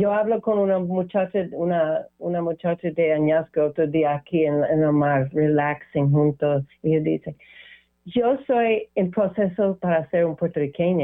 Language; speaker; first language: Spanish; non-native, learner; English